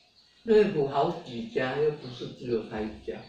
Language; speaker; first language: Chinese; non-native, local second language; Hakka Chinese